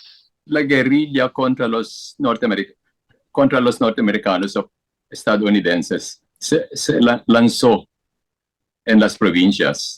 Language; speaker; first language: Spanish; non-native, fluent; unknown